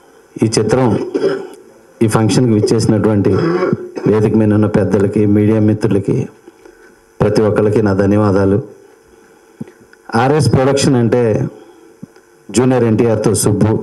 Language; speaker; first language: Telugu; native; Telugu